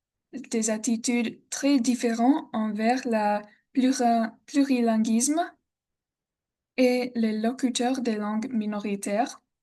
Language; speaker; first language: French; non-native, learner; English